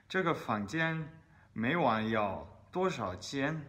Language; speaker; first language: Chinese; non-native, learner; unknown